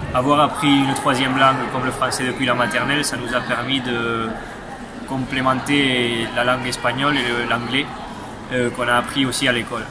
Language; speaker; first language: French; non-native, fluent; Spanish